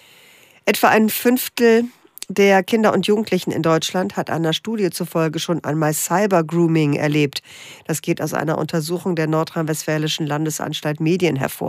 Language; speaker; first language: German; native; German